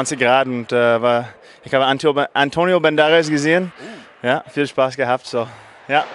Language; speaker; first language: German; non-native, learner; English